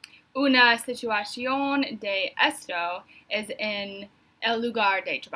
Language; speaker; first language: Spanish; non-native, learner; English